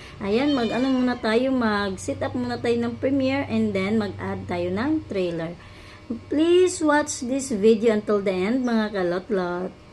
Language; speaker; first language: Filipino; native; Filipino